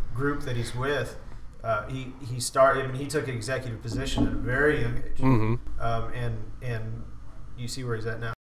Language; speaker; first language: English; native; English